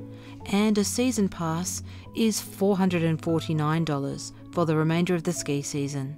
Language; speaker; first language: English; native; English